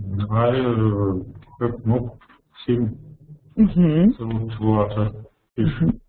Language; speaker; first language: English; non-native, learner; Russian